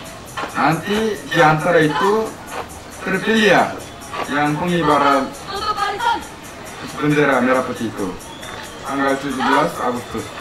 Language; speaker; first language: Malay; non-native, fluent; Korean